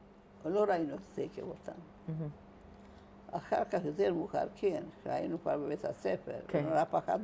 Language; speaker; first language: Hebrew; non-native, fluent; Hungarian